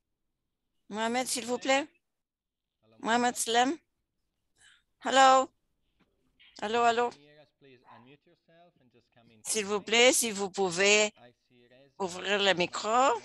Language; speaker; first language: French; non-native, fluent; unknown